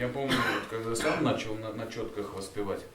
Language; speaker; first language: Russian; native; Russian